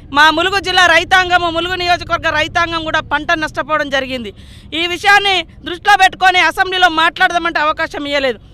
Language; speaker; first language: Telugu; native; Telugu